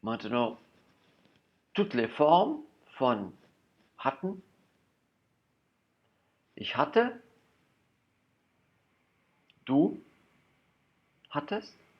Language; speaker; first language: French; non-native, fluent; German